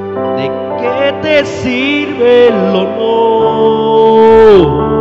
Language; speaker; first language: Spanish; non-native, local second language; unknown